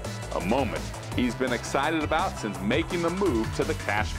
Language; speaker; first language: English; native; English